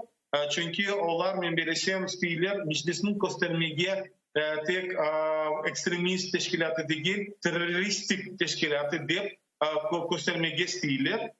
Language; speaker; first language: Turkish; non-native, learner; Crimean Tatar